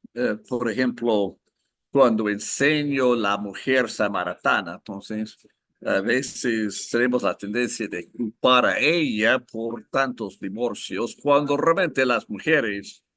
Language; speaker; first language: Spanish; non-native, fluent; English